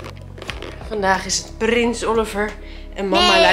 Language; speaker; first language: Dutch; native; Dutch